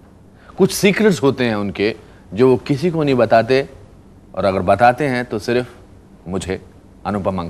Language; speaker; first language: Hindi; native; Hindi